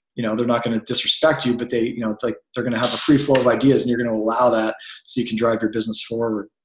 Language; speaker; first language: English; native; English